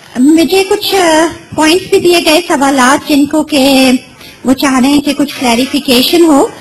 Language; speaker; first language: Urdu; native; Urdu